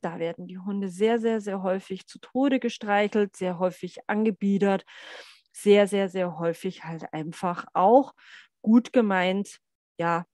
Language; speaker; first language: German; native; German